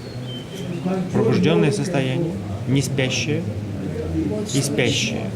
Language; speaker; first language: Russian; native; Russian